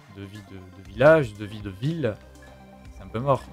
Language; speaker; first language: French; native; French